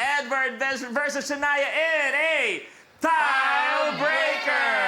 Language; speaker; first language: English; non-native, local second language; Filipino